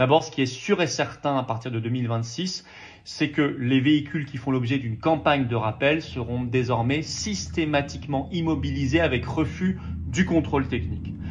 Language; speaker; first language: French; native; French